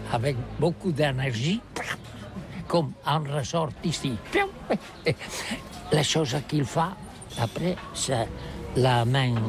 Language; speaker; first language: French; non-native, learner; Catalan